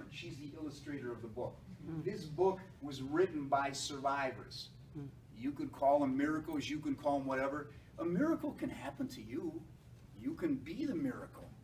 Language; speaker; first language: English; native; English